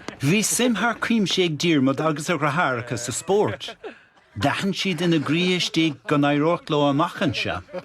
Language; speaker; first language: Irish; native; Irish